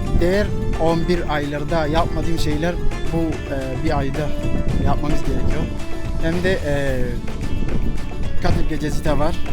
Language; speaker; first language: Turkish; non-native, learner; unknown